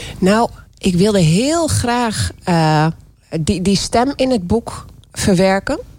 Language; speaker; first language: Dutch; native; Dutch